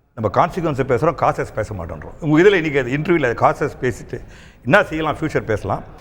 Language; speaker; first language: Tamil; native; Tamil